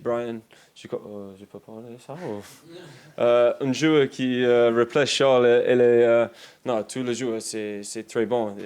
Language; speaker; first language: French; non-native, learner; English